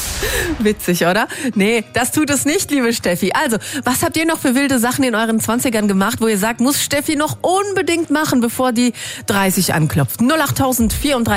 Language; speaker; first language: German; native; German